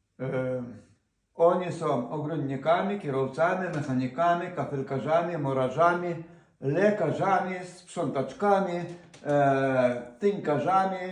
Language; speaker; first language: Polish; non-native, fluent; Ukrainian